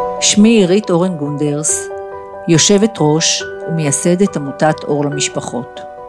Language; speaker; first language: Hebrew; native; Hebrew